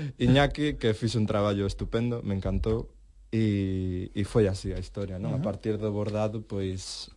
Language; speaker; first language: Galician; non-native, local second language; Spanish